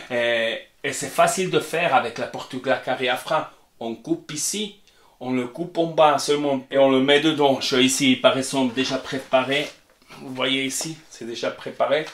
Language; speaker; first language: French; non-native, fluent; Spanish